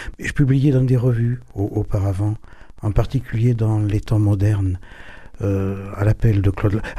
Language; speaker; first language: French; early bilingual, other home language; German